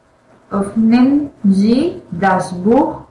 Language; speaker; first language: German; non-native, learner; Spanish